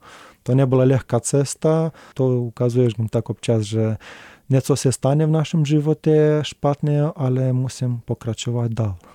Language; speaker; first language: Czech; non-native, learner; Romanian